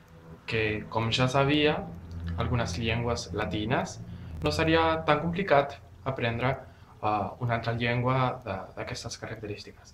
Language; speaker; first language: Catalan; non-native, learner; Spanish